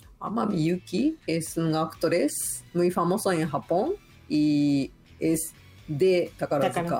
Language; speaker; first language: Spanish; non-native, learner; Japanese